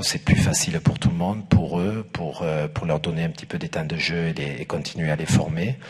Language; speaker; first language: French; native; French